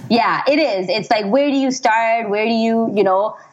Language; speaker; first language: English; non-native, local second language; Urdu